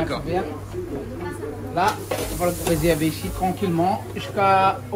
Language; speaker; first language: French; non-native, local second language; Réunion Creole French